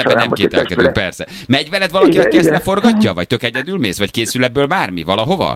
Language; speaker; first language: Hungarian; native; Hungarian